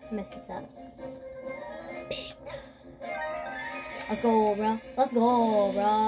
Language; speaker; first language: English; native; English